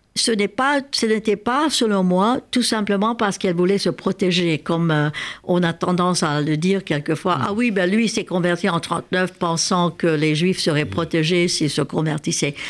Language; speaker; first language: French; non-native, fluent; Hungarian